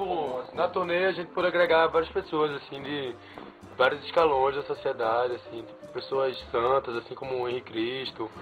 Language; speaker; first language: Portuguese; native; Portuguese